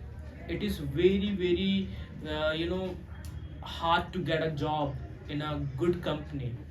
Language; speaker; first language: English; non-native, local second language; Hindi